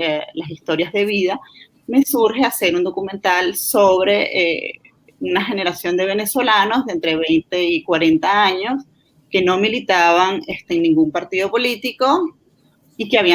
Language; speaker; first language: Spanish; native; Spanish